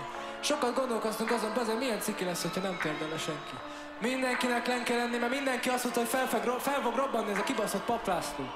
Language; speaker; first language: Hungarian; native; Hungarian